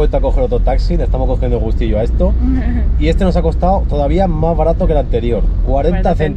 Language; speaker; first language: Spanish; native; Spanish